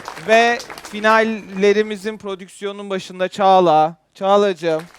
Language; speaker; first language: Turkish; native; Turkish